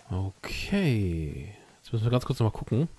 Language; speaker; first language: German; native; German